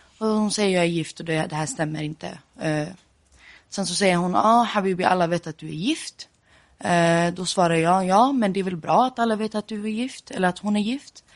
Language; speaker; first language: Swedish; early bilingual, other home language; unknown